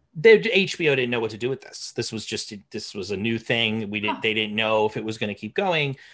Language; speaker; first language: English; native; English